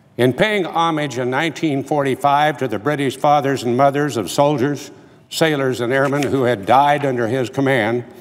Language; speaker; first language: English; native; English